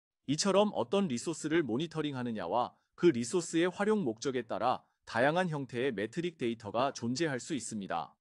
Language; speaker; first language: Korean; native; Korean